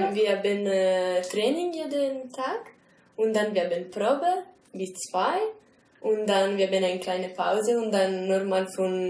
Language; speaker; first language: German; non-native, learner; Italian